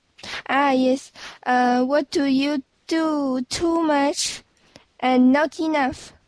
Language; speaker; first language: English; non-native, learner; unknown